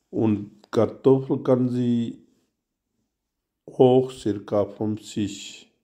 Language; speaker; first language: German; non-native, learner; Urdu